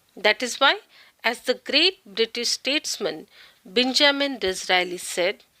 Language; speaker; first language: English; non-native, local second language; Marathi